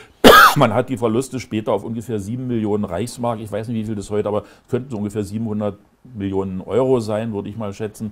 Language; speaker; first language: German; native; German